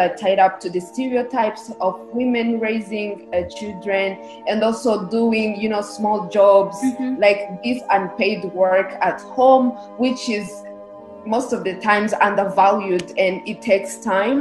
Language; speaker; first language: English; non-native, local second language; Kinyarwanda